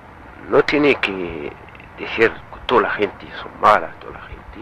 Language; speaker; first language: Spanish; non-native, learner; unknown